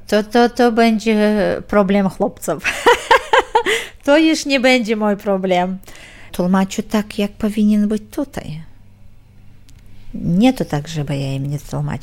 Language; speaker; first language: Polish; non-native, fluent; Chechen